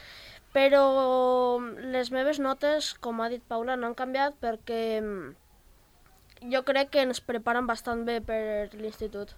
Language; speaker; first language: Catalan; non-native, local second language; Spanish